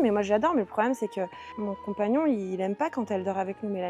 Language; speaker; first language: French; native; French